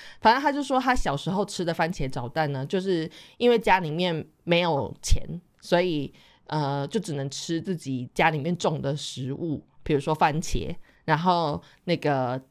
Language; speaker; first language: Chinese; native; Chinese